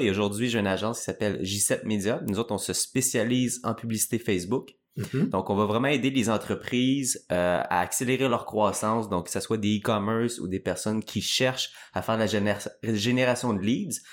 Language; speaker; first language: French; native; French